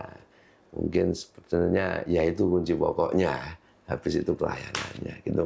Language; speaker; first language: Indonesian; non-native, local second language; Javanese